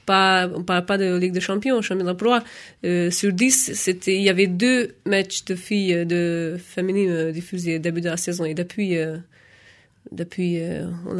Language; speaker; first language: French; non-native, fluent; Hungarian